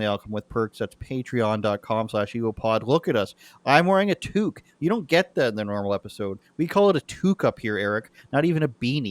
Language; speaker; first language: English; native; English